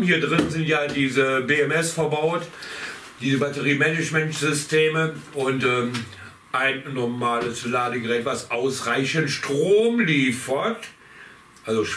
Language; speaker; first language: German; native; German